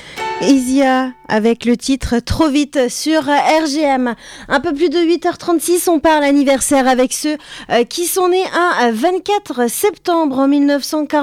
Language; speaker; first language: French; native; French